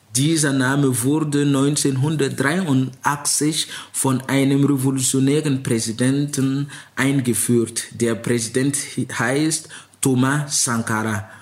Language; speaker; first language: German; non-native, fluent; Mossi